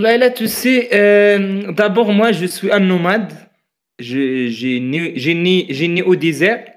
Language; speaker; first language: French; non-native, learner; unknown